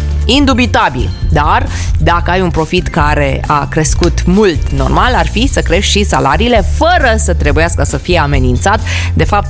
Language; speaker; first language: Romanian; native; Romanian